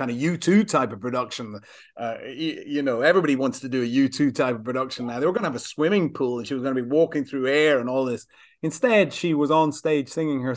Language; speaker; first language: English; native; English